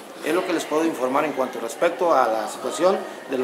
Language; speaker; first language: Spanish; native; Spanish